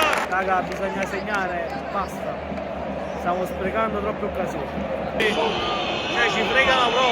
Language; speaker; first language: Italian; native; Italian